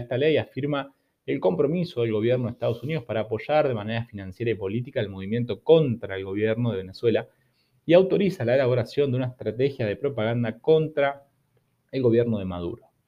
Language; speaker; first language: Spanish; native; Spanish